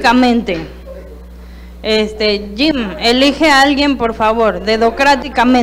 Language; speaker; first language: Spanish; native; Spanish